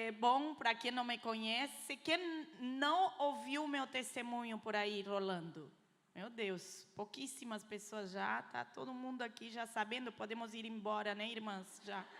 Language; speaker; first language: Portuguese; non-native, fluent; Arabic